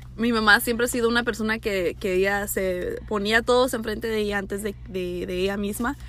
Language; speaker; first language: Spanish; early bilingual, heritage; Spanish